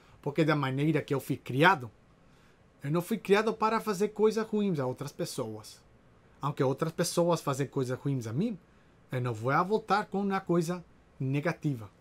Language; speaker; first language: Portuguese; non-native, learner; Spanish